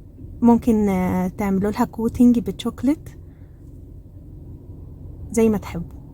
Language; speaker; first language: Arabic; native; Arabic